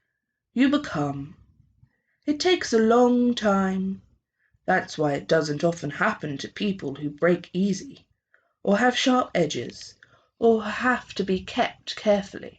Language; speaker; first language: English; native; English